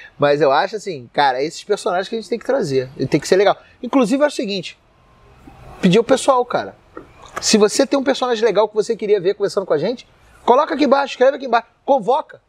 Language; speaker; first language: Portuguese; native; Portuguese